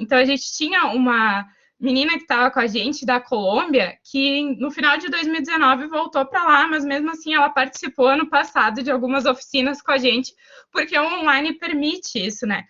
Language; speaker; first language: Portuguese; native; Portuguese